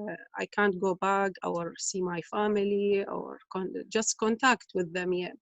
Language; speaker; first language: English; non-native, learner; Arabic